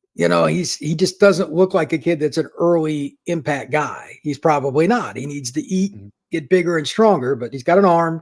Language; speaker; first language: English; native; English